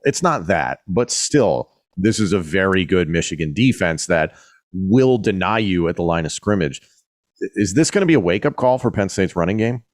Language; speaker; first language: English; native; English